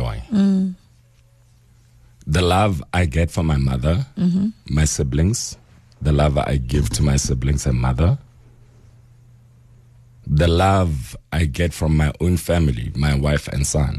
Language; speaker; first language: English; non-native, local second language; Northern Sotho